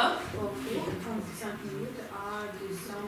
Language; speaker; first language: French; non-native, learner; Ukrainian